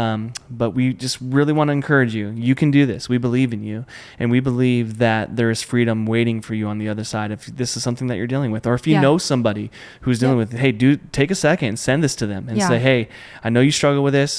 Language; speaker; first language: English; native; English